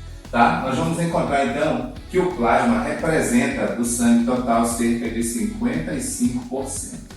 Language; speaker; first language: Portuguese; native; Portuguese